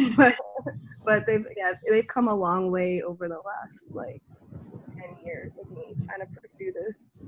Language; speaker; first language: English; native; English